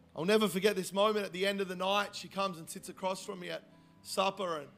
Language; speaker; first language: English; native; English